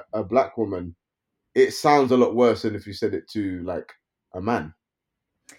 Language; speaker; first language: English; native; English